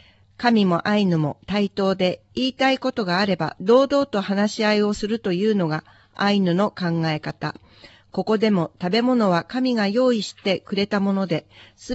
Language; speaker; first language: Japanese; native; Japanese